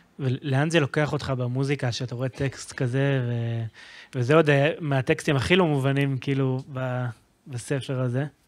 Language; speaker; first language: Hebrew; native; Hebrew